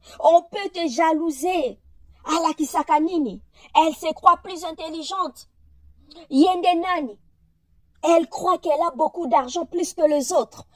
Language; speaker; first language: French; non-native, local second language; Lingala